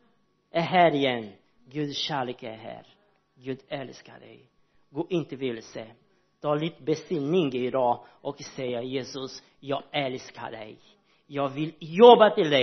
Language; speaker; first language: Swedish; non-native, learner; Portuguese